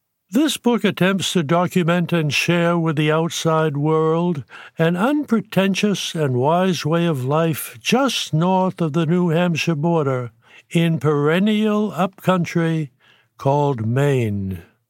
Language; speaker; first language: English; native; English